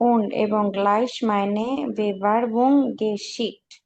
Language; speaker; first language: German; non-native, learner; Bangla